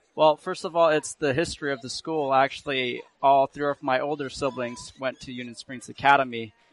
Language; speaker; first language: English; early bilingual, other home language; Burmese